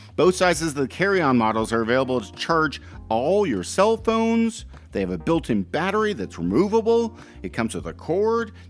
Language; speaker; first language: English; native; English